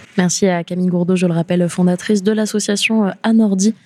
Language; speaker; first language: French; native; French